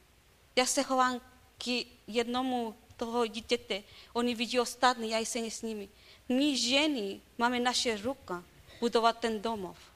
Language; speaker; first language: Czech; non-native, learner; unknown